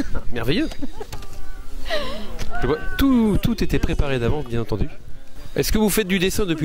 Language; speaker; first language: French; native; French